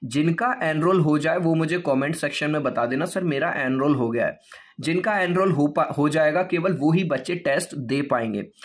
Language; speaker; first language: Hindi; native; Hindi